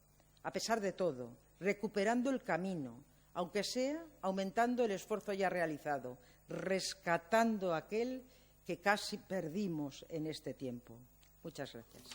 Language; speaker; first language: Spanish; native; Spanish